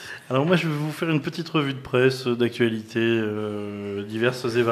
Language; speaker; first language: French; native; French